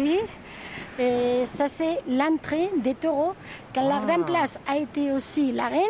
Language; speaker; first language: French; non-native, fluent; Spanish